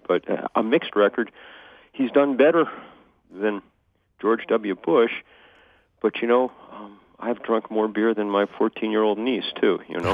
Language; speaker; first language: English; native; English